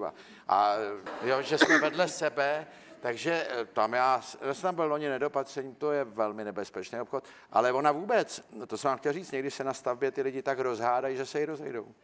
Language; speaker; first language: Czech; native; Czech